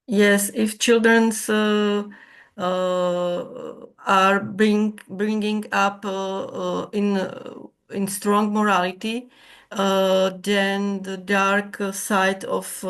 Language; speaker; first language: English; non-native, learner; Czech